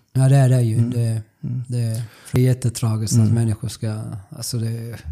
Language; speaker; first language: Swedish; early bilingual, other home language; Spanish